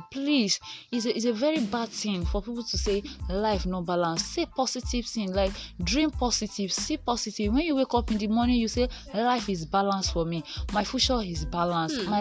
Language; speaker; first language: English; non-native, local second language; Yoruba